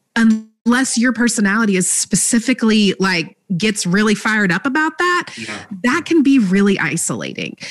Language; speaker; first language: English; native; English